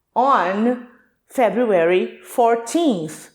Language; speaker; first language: English; non-native, fluent; Portuguese